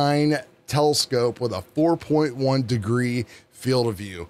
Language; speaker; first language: English; native; English